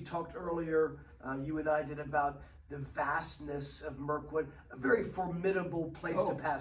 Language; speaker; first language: English; native; English